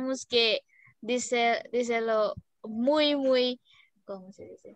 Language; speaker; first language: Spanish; non-native, learner; Indonesian